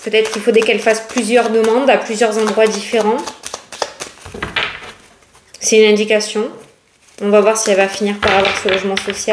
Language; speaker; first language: French; native; French